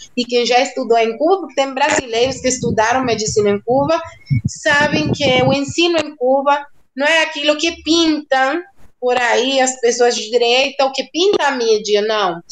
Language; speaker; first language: Portuguese; non-native, fluent; Spanish